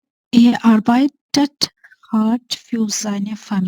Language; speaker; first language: German; non-native, learner; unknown